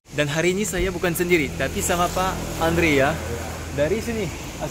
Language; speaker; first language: Indonesian; non-native, fluent; French